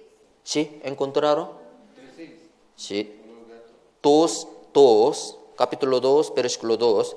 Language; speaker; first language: Spanish; non-native, learner; Korean